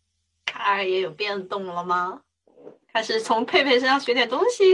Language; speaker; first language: Chinese; native; Chinese